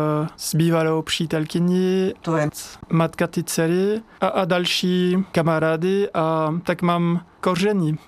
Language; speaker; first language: Czech; non-native, learner; French